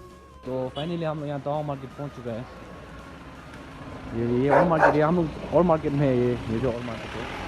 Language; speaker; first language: Hindi; non-native, local second language; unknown